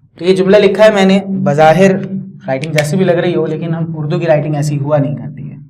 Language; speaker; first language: Urdu; native; Urdu